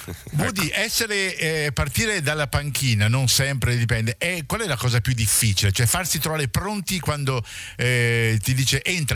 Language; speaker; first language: Italian; native; Italian